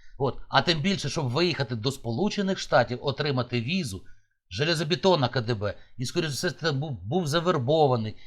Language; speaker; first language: Ukrainian; native; Ukrainian